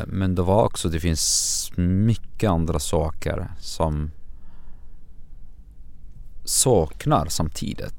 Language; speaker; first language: Swedish; non-native, fluent; Arabic